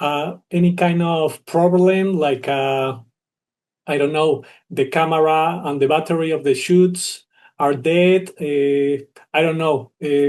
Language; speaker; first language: English; non-native, learner; Spanish